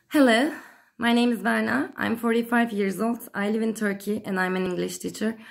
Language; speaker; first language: English; non-native, fluent; Turkish